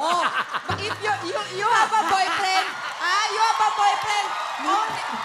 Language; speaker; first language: English; non-native, local second language; Filipino